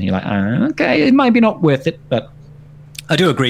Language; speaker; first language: English; native; English